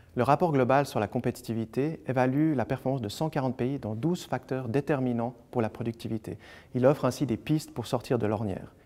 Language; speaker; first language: French; native; French